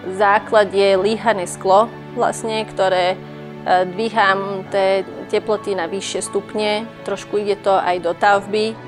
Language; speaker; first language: Slovak; non-native, fluent; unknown